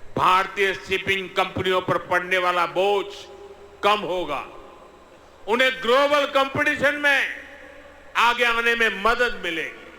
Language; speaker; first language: Hindi; non-native, local second language; Gujarati